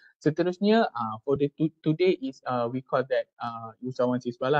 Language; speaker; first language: English; non-native, local second language; Malay